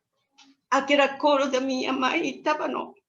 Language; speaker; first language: Portuguese; non-native, learner; Japanese